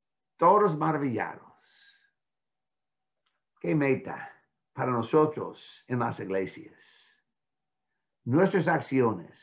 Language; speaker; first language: Spanish; non-native, fluent; English